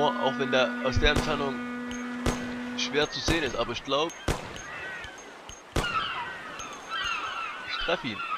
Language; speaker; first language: German; native; German